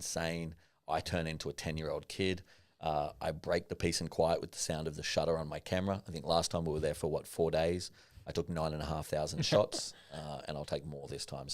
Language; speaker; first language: English; native; English